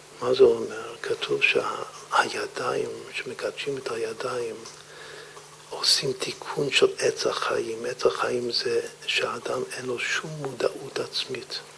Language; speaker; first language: Hebrew; non-native, fluent; English